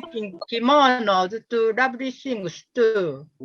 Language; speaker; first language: English; non-native, learner; Japanese